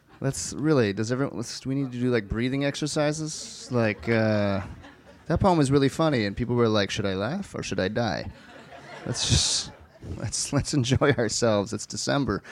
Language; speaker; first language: English; native; English